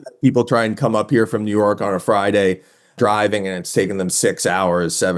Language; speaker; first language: English; native; English